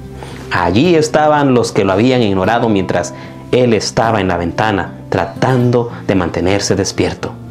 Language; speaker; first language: Spanish; native; Spanish